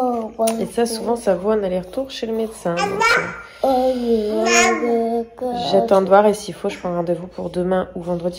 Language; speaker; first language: French; native; French